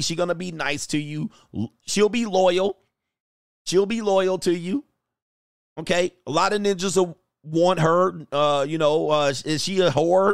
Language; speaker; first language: English; native; English